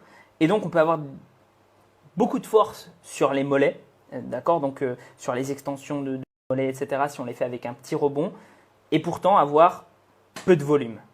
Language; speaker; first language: French; native; French